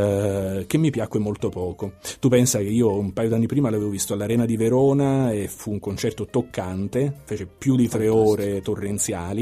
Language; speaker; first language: Italian; native; Italian